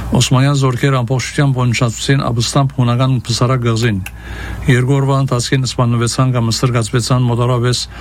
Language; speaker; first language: Armenian; early bilingual, heritage; Armenian